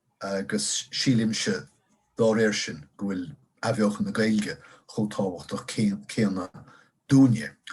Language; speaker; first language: Irish; non-native, local second language; English